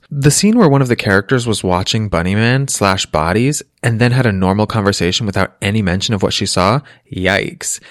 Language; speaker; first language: English; native; English